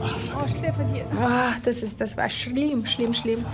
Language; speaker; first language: German; non-native, fluent; Russian